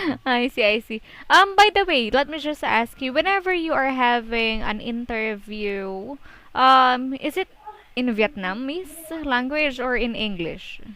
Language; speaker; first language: English; non-native, fluent; Filipino